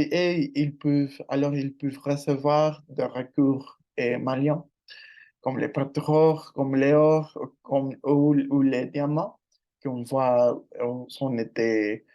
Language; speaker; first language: French; non-native, learner; Spanish